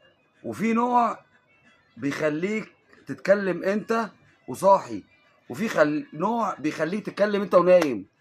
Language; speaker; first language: Arabic; native; Arabic